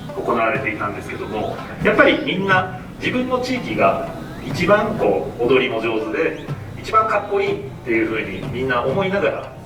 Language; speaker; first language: Japanese; native; Japanese